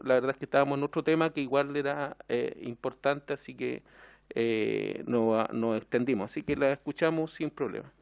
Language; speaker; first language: Spanish; native; Spanish